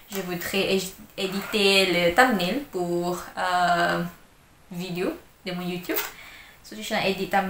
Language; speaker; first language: French; non-native, learner; Malay